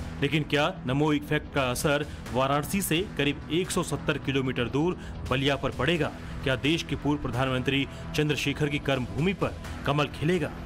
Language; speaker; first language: Hindi; native; Hindi